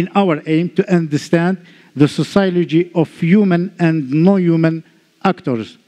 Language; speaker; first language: English; non-native, learner; Arabic